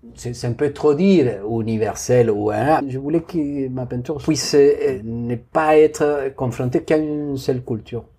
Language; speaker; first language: French; non-native, fluent; Spanish